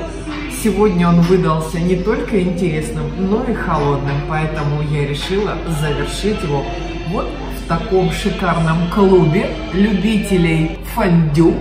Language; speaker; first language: Russian; native; Russian